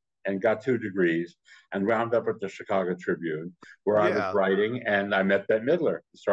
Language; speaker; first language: English; native; English